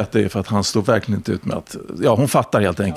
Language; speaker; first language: Swedish; native; Swedish